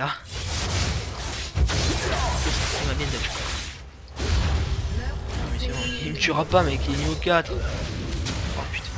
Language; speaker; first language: French; native; French